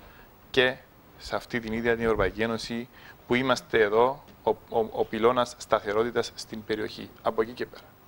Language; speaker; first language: Greek; native; Greek